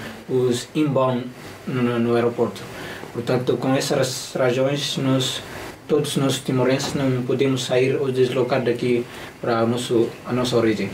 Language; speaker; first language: Portuguese; non-native, learner; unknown